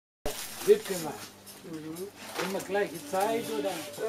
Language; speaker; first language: German; non-native, learner; Arabic